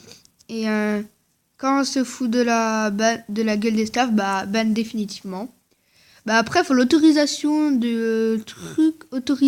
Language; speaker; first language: French; native; French